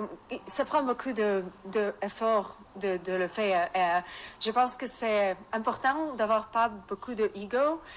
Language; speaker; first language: French; non-native, learner; Russian